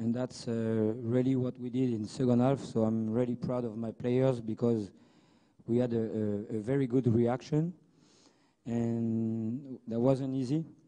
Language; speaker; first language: English; non-native, fluent; French